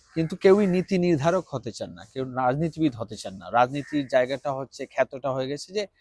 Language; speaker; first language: Bangla; native; Bangla